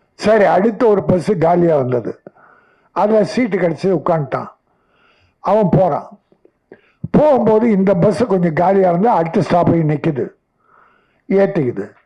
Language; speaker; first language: Tamil; native; Tamil